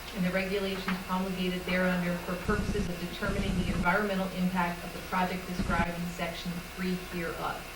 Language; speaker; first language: English; native; English